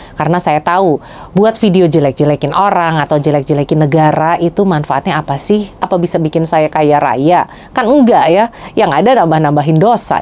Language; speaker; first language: Indonesian; native; Indonesian